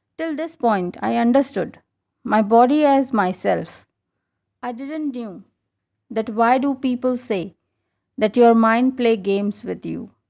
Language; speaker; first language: English; non-native, local second language; Hindi